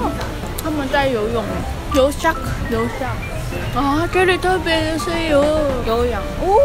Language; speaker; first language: Chinese; non-native, learner; Korean